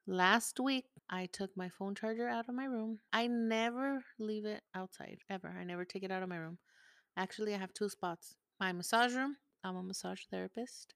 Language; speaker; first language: English; early bilingual, other home language; Spanish